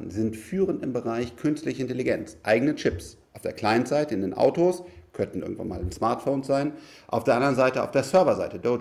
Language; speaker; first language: German; native; German